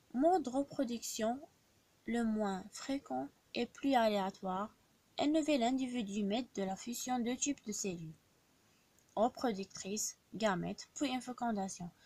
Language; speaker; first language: French; non-native, local second language; Arabic